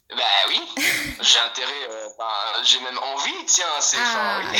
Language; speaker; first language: French; non-native, fluent; Polish